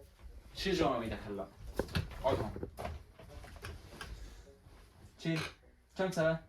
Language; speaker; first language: Arabic; native; Arabic